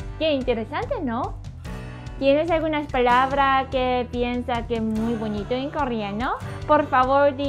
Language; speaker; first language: Spanish; non-native, learner; Korean